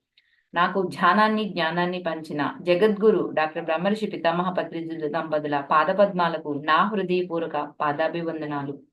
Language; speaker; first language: Telugu; native; Telugu